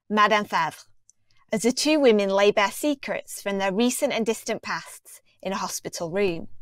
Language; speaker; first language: English; native; English